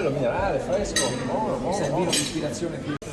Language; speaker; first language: Italian; native; Italian